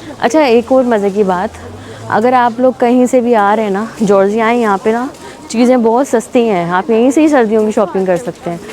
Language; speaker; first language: Urdu; native; Urdu